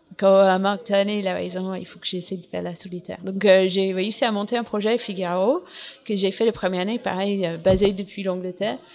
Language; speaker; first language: French; non-native, fluent; English